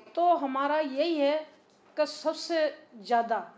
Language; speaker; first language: Hindi; native; Hindi